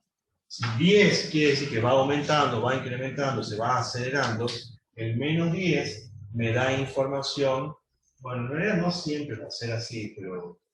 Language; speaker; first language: Spanish; native; Spanish